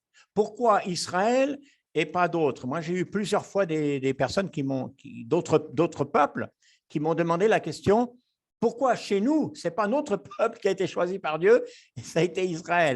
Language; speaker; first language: French; native; French